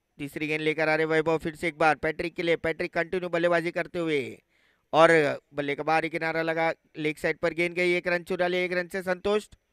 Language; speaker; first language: Hindi; non-native, local second language; Marathi